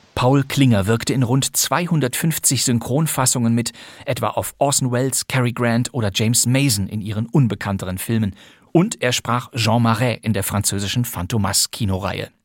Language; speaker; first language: German; native; German